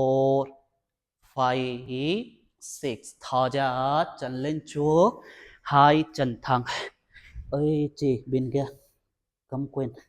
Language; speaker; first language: Vietnamese; non-native, learner; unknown